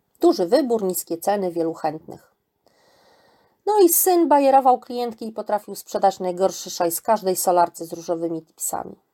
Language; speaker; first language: Polish; native; Polish